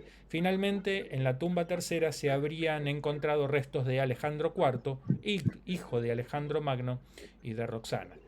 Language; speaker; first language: Spanish; native; Spanish